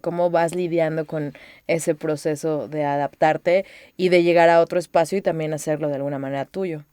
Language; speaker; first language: Spanish; native; Spanish